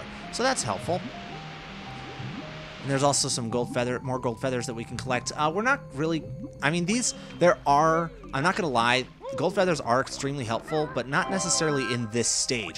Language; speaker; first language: English; native; English